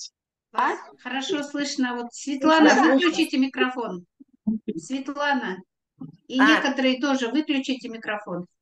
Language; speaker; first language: Russian; native; Russian